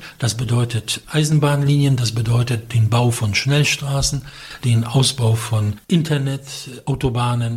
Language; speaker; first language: German; non-native, fluent; Polish